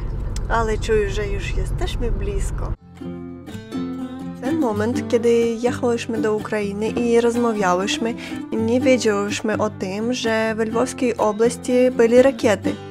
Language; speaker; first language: Polish; non-native, learner; Ukrainian